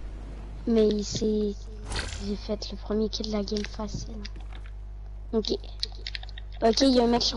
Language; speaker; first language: French; native; French